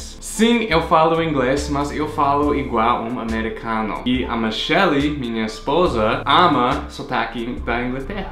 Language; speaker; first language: Portuguese; non-native, fluent; English